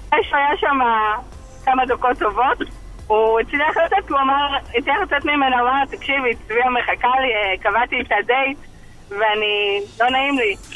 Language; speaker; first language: Hebrew; native; Hebrew